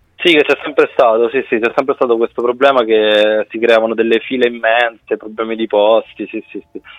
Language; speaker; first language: Italian; native; Italian